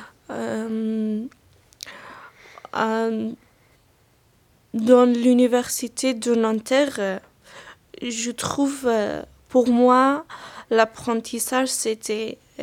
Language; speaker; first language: French; non-native, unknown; Persian